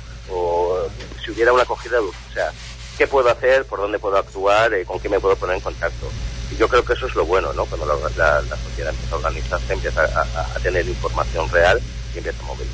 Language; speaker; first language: Spanish; native; Spanish